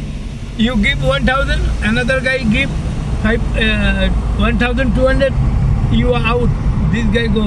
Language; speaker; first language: English; non-native, learner; Bangla